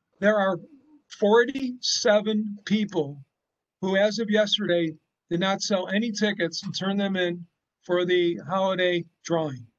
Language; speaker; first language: English; native; English